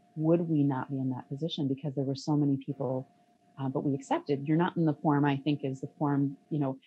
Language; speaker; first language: English; native; English